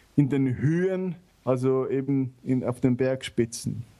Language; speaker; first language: German; native; German